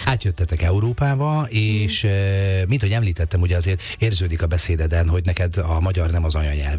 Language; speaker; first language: Hungarian; native; Hungarian